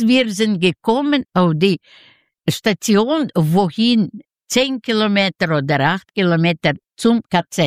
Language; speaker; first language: German; non-native, learner; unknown